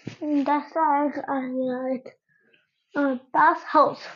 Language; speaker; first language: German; non-native, learner; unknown